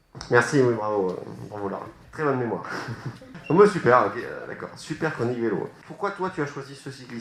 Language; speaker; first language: French; native; French